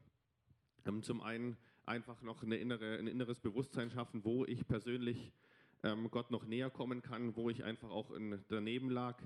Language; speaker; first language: German; native; German